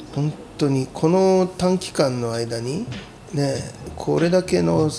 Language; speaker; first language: Japanese; native; Japanese